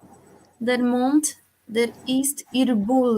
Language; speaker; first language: German; non-native, learner; Portuguese